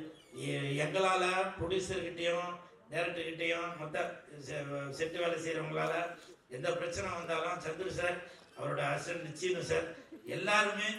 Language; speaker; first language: Tamil; native; Tamil